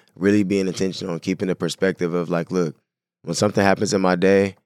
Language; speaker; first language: English; native; English